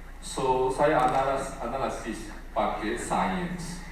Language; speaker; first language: Indonesian; non-native, fluent; Japanese